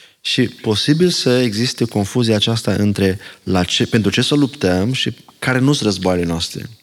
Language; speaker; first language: Romanian; non-native, local second language; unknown